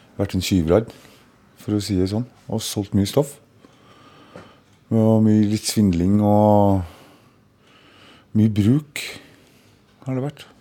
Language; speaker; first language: Norwegian; native; Norwegian